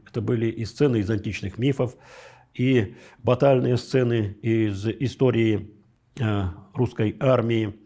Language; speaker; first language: Russian; native; Russian